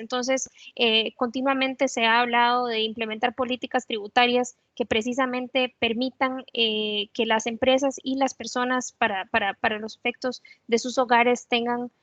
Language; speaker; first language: Spanish; native; Spanish